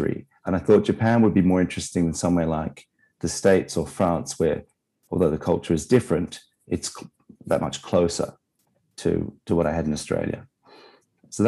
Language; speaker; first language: English; native; English